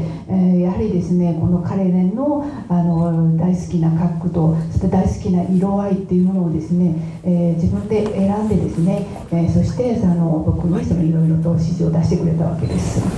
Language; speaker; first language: Japanese; native; Japanese